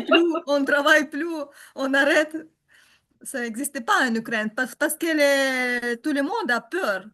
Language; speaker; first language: French; non-native, learner; Ukrainian